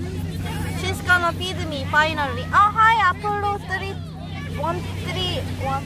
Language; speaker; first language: English; non-native, learner; Korean